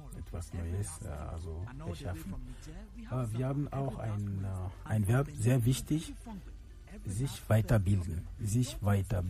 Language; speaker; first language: German; non-native, fluent; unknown